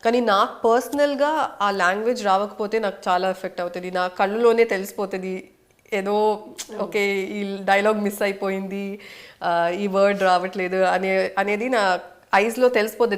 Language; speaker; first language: Telugu; non-native, fluent; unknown